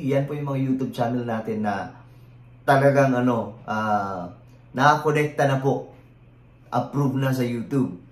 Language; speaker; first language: Filipino; native; Filipino